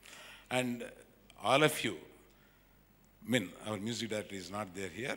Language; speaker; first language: Telugu; native; Telugu